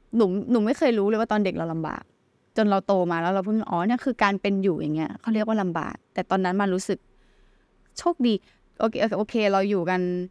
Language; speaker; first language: Thai; native; Thai